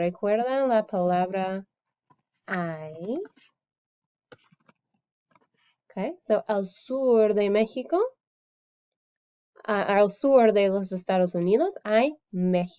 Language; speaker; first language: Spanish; non-native, fluent; English